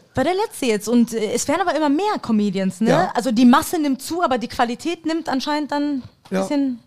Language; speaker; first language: German; early bilingual, other home language; Persian